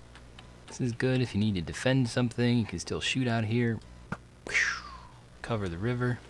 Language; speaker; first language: English; native; English